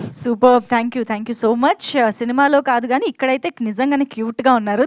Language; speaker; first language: Telugu; native; Telugu